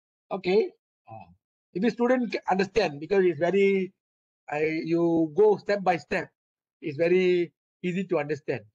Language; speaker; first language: English; non-native, local second language; Malay